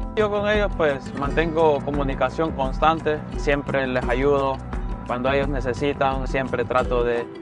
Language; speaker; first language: Spanish; native; Spanish